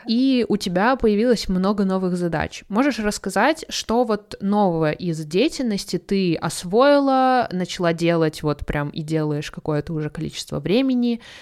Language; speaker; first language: Russian; native; Russian